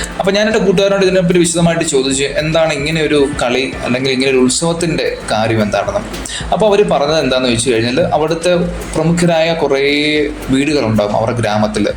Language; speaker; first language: Malayalam; native; Malayalam